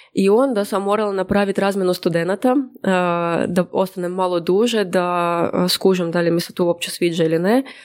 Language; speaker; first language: Croatian; non-native, fluent; Russian